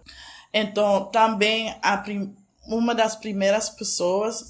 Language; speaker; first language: Portuguese; non-native, fluent; English